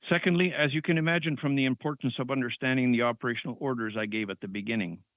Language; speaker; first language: English; non-native, fluent; French